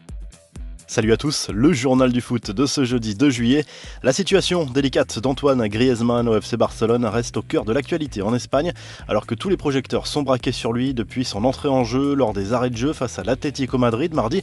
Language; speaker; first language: French; native; French